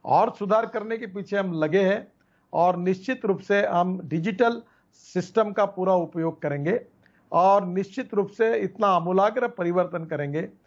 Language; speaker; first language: Hindi; non-native, local second language; Marathi